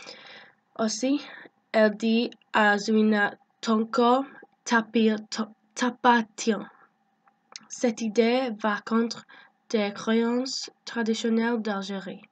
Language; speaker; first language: French; non-native, learner; English